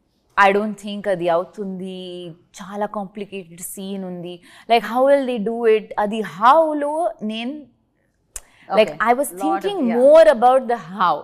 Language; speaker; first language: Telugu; non-native, learner; Tulu